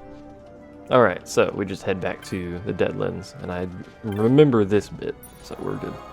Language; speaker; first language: English; native; English